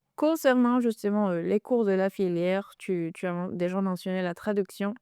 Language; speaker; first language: French; non-native, fluent; Spanish